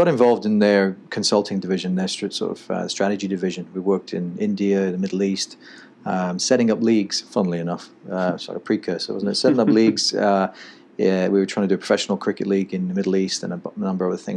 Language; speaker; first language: English; native; English